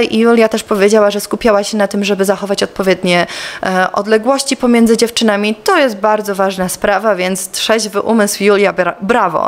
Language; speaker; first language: Polish; native; Polish